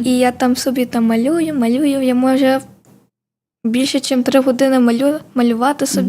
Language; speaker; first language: Ukrainian; early bilingual, heritage; Ukrainian